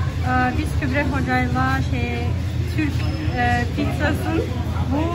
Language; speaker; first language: Turkish; non-native, learner; Kazakh